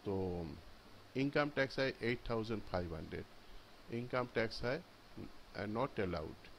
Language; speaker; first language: Hindi; non-native, local second language; Bangla